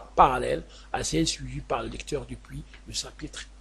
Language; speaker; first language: French; non-native, local second language; Arabic